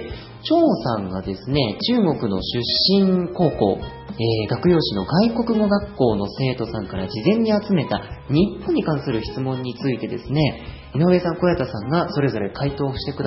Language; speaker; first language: Japanese; native; Japanese